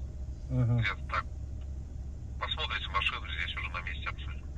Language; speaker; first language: Russian; native; Russian